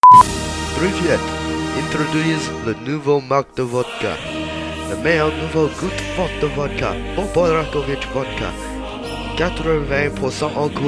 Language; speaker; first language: French; non-native, learner; English